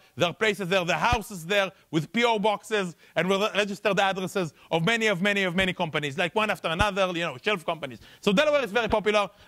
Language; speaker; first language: English; non-native, fluent; Hebrew